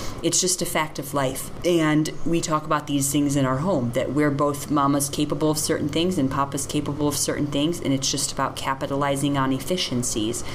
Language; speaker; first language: English; native; English